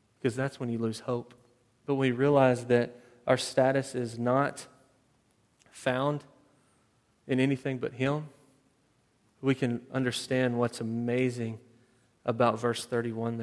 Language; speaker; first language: English; native; English